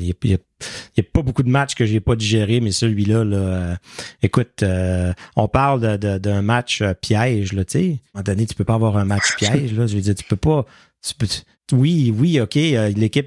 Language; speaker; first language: French; native; French